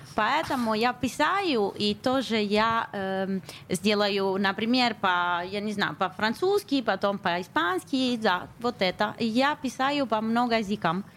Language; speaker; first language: Russian; non-native, learner; Italian